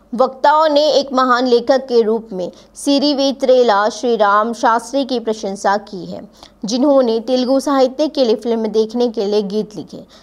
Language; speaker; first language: Hindi; native; Hindi